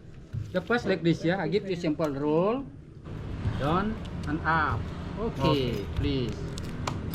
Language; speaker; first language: English; non-native, learner; Indonesian